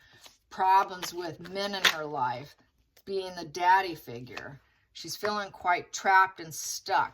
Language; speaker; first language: English; native; English